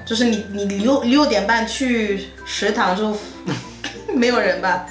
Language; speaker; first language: Chinese; non-native, fluent; French